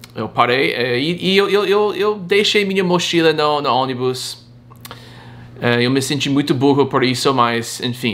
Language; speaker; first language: Portuguese; non-native, fluent; English